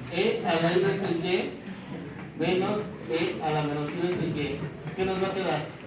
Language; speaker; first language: Spanish; native; Spanish